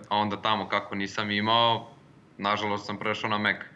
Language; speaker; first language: Serbian; early bilingual, heritage; Serbian